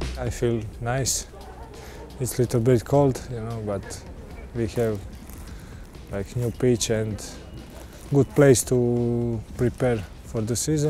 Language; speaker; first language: English; non-native, learner; Croatian